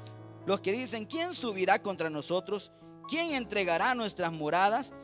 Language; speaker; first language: Spanish; native; Spanish